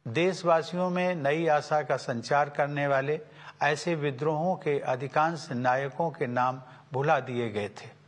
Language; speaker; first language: Hindi; native; Hindi